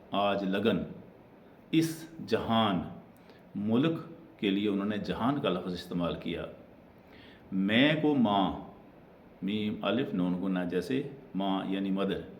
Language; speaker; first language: Urdu; non-native, local second language; Pahari-Potwari